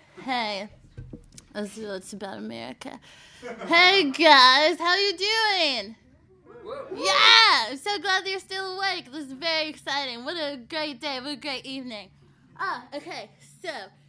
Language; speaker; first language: English; native; English